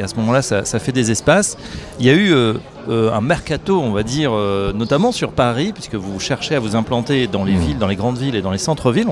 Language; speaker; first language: French; native; French